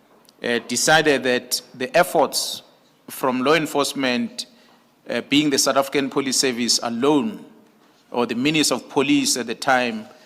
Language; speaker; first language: English; non-native, local second language; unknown